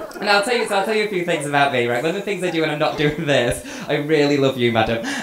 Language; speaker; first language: English; native; English